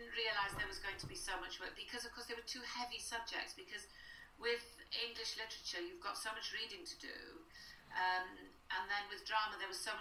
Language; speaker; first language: English; native; English